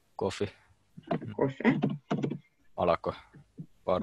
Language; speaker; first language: Russian; non-native, learner; Finnish